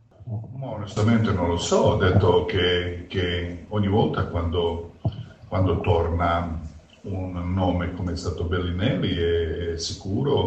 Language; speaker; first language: Italian; non-native, fluent; Croatian